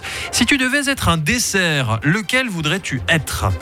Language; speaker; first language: French; native; French